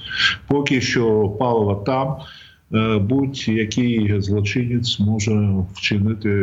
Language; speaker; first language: Ukrainian; native; Ukrainian